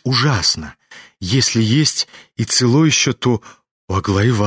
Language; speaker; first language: Russian; native; Russian